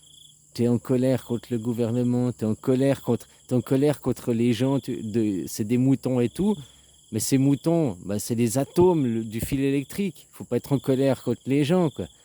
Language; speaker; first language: French; native; French